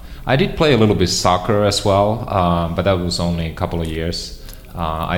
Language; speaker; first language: English; non-native, fluent; Finnish